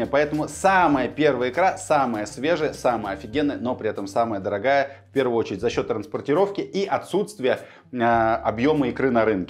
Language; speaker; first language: Russian; native; Russian